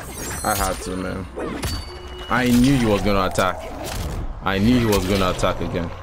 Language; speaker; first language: English; native; English